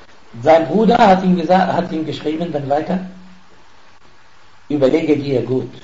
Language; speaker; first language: German; non-native, fluent; Arabic